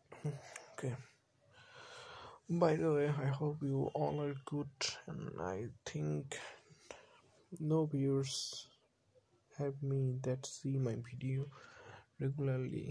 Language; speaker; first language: English; non-native, learner; Bangla